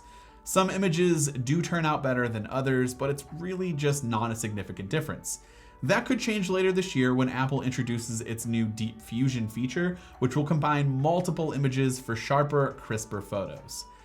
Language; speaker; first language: English; native; English